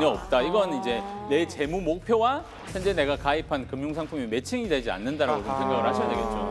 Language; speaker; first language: Korean; native; Korean